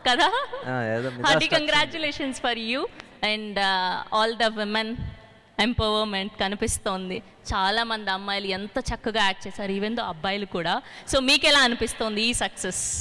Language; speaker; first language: Telugu; native; Telugu